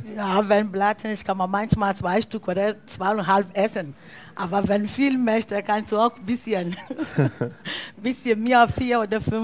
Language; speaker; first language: German; non-native, learner; Akan